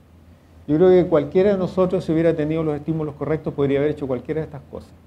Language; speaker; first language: Spanish; native; Spanish